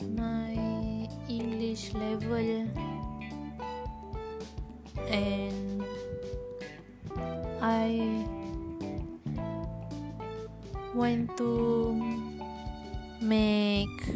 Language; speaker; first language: English; non-native, learner; Malay